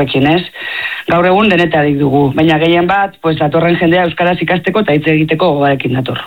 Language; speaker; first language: Basque; native; Basque